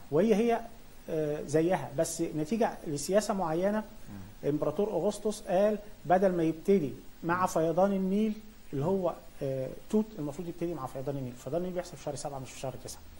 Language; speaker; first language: Arabic; native; Arabic